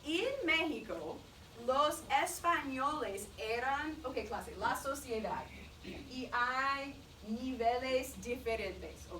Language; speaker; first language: Spanish; non-native, fluent; English